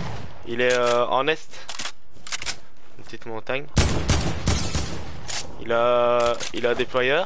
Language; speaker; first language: French; native; French